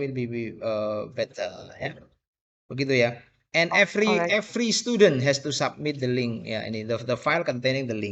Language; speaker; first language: English; non-native, fluent; Indonesian